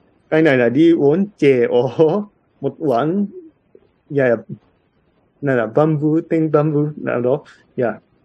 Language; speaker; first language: Vietnamese; non-native, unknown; Japanese